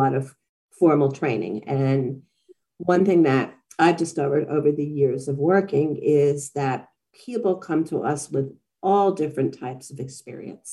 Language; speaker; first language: English; native; English